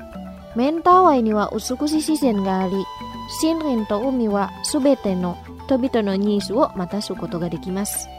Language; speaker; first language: Japanese; non-native, fluent; Indonesian